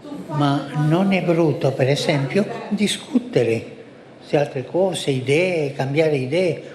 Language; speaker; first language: Italian; non-native, fluent; Spanish